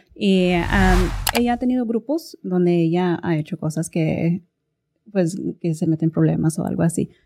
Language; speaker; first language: Spanish; early bilingual, heritage; Spanish